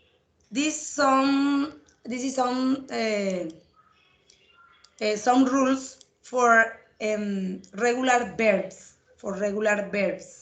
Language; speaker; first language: English; non-native, learner; Spanish